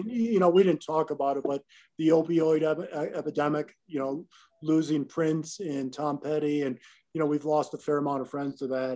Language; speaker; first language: English; native; English